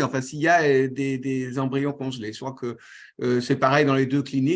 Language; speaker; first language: French; native; French